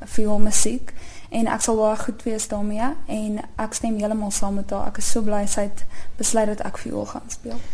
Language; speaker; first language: Afrikaans; native; Afrikaans